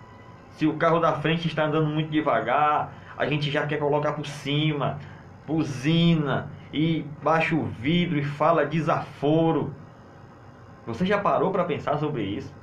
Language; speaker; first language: Portuguese; native; Portuguese